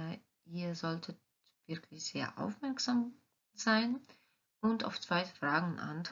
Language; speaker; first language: German; non-native, fluent; Croatian